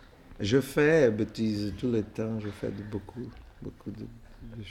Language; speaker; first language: French; non-native, fluent; Portuguese